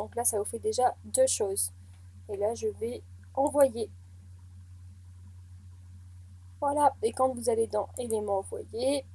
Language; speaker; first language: French; native; French